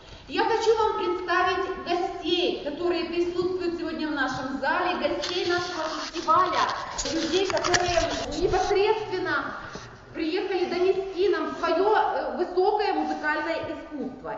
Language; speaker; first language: Russian; non-native, local second language; Ukrainian